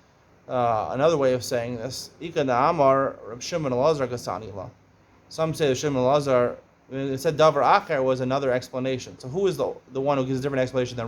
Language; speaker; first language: English; native; English